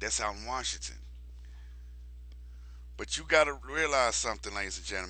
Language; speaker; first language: English; native; English